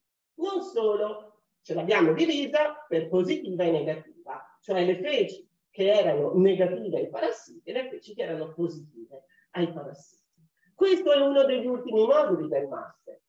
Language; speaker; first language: Italian; native; Italian